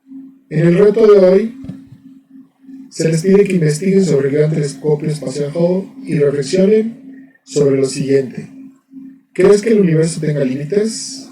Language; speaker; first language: Spanish; native; Spanish